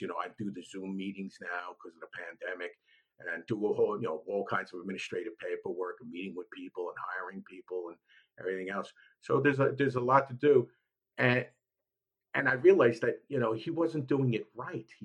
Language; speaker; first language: English; native; English